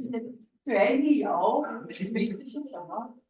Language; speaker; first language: Chinese; non-native, fluent; English